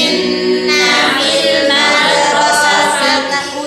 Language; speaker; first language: Arabic; non-native, learner; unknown